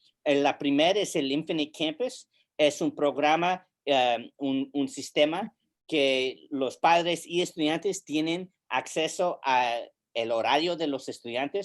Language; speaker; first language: Spanish; early bilingual, heritage; English